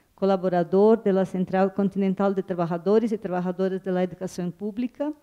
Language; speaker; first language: Portuguese; native; Portuguese